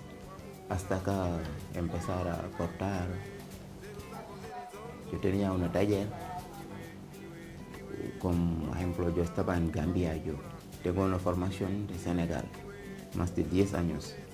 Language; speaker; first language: Spanish; non-native, learner; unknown